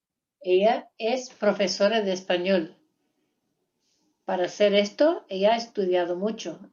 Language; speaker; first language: Spanish; non-native, learner; English